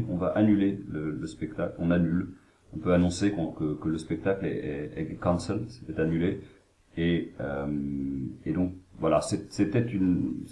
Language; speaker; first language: French; native; French